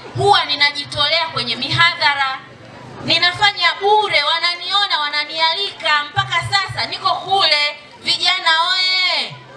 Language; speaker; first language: Swahili; native; Swahili